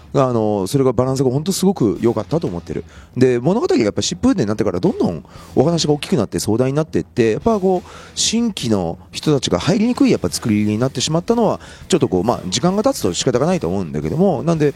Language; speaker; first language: Japanese; native; Japanese